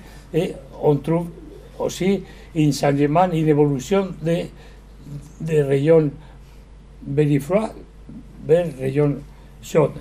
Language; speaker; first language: French; non-native, learner; Spanish